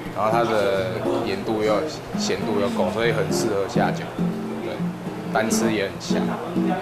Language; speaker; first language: Chinese; native; Chinese